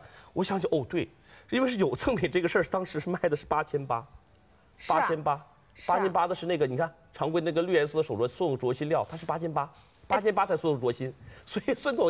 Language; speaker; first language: Chinese; native; Chinese